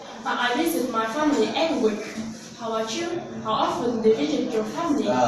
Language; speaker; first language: English; non-native, learner; Vietnamese